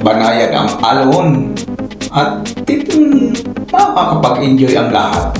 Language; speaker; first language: Filipino; native; Filipino